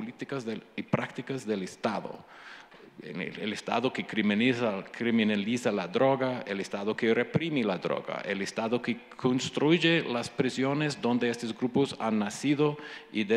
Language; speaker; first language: Spanish; non-native, fluent; English